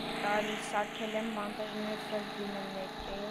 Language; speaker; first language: Armenian; early bilingual, heritage; Armenian